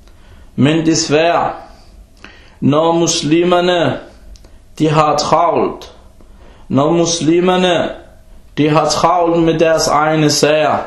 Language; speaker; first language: Danish; early bilingual, other home language; Arabic